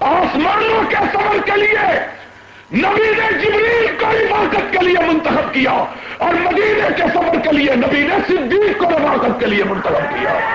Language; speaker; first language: Urdu; non-native, local second language; Punjabi